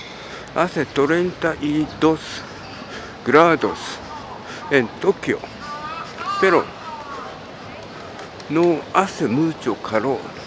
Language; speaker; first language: Spanish; non-native, learner; Japanese